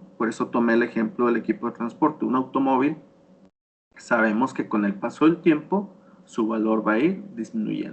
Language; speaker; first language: Spanish; native; Spanish